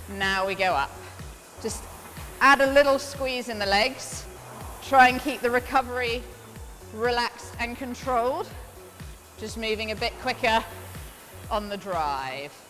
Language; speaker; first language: English; native; English